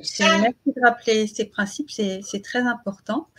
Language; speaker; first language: French; native; French